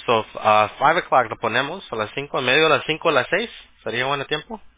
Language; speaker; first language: Spanish; early bilingual, heritage; Spanish